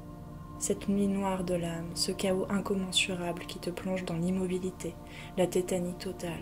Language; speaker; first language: French; native; French